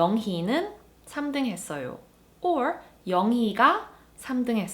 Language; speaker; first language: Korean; early bilingual, heritage; Korean